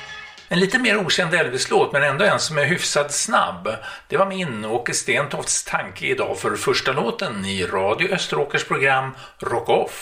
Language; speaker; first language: Swedish; native; Swedish